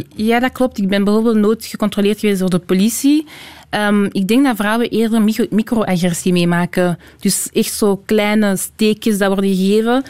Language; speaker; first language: Dutch; native; Dutch